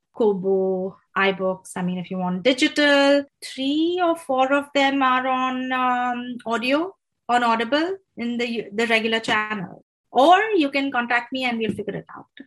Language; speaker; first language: English; non-native, local second language; Hindi